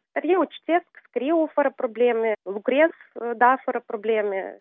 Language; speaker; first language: Romanian; non-native, learner; Ukrainian